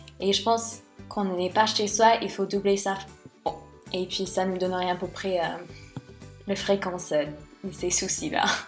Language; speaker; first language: French; non-native, fluent; English